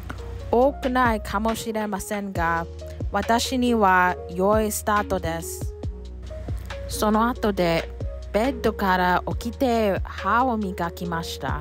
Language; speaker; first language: Japanese; non-native, learner; English